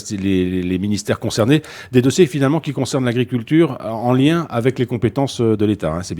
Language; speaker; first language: French; native; French